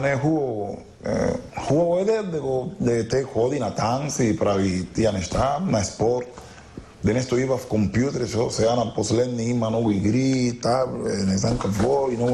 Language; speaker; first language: Bulgarian; non-native, learner; Spanish